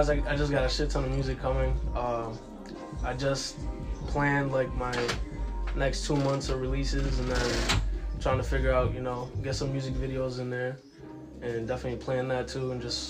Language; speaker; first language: English; early bilingual, other home language; Ukrainian